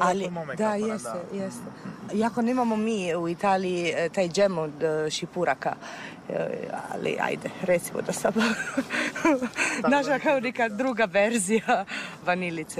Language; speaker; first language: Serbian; non-native, fluent; Italian